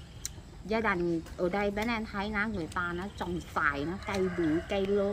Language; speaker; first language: Vietnamese; non-native, learner; Thai